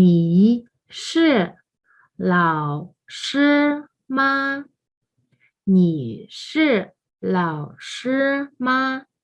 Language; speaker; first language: Chinese; non-native, fluent; Mongolian